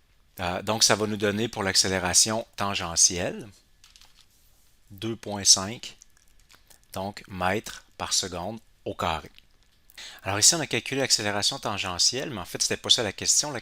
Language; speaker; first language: French; native; French